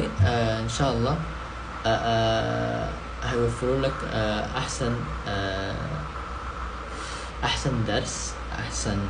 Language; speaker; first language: Arabic; non-native, fluent; Indonesian